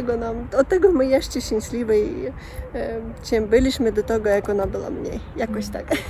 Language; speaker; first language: Polish; non-native, learner; Russian